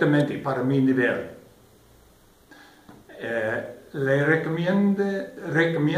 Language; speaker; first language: Spanish; non-native, learner; English